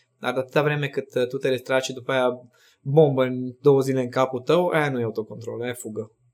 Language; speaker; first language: Romanian; non-native, local second language; Hungarian